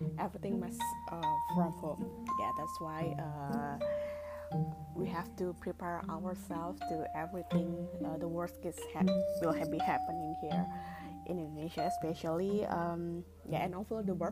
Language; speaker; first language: English; non-native, learner; Indonesian